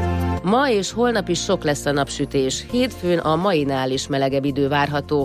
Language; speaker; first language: Hungarian; native; Hungarian